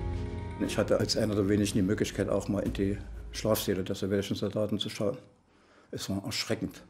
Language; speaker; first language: German; native; German